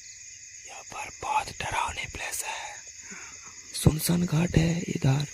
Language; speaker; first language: Hindi; non-native, local second language; Bangla